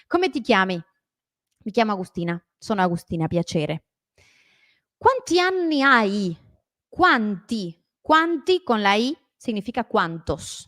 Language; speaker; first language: Italian; non-native, fluent; Spanish